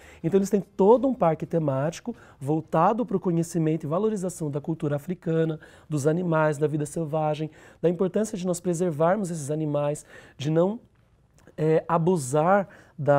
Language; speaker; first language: Portuguese; native; Portuguese